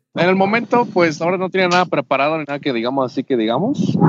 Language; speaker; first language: Spanish; native; Spanish